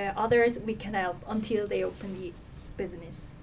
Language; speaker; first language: English; non-native, fluent; Korean